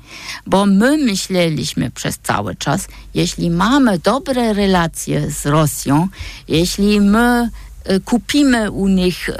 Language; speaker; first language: Polish; non-native, fluent; German